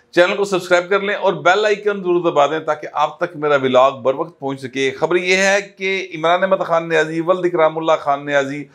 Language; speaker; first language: Urdu; non-native, local second language; Punjabi